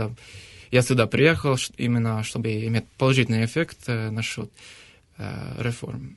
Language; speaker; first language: Russian; non-native, fluent; English